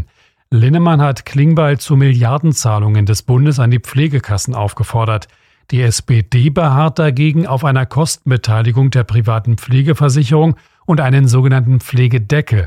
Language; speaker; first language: German; native; German